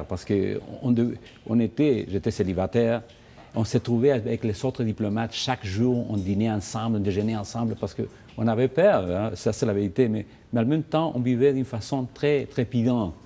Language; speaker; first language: French; non-native, fluent; Spanish